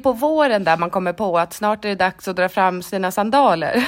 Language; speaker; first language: Swedish; native; Swedish